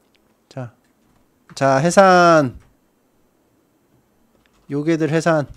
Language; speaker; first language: Korean; native; Korean